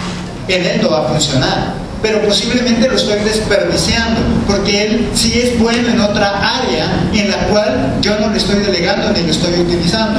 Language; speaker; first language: Spanish; native; Spanish